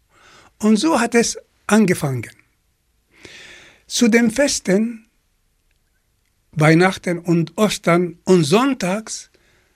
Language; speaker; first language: German; non-native, fluent; Arabic